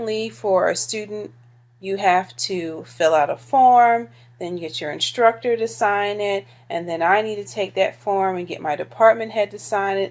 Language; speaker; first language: English; native; English